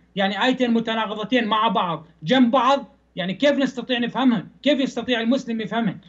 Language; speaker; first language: Arabic; non-native, fluent; Persian